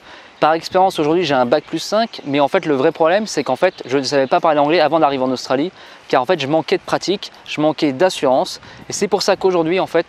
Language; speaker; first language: French; native; French